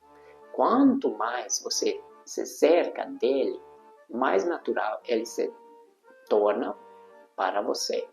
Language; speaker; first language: Portuguese; non-native, fluent; Hungarian